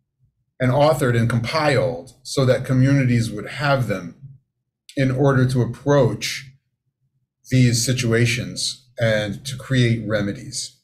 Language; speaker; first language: English; native; English